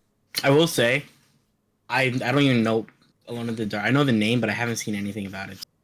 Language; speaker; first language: English; native; English